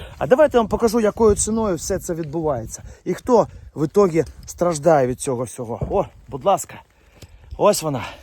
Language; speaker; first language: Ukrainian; native; Ukrainian